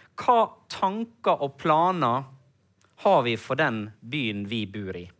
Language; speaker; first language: Norwegian; native; Norwegian